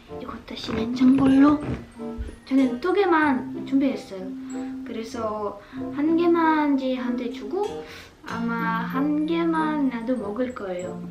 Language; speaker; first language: Korean; non-native, learner; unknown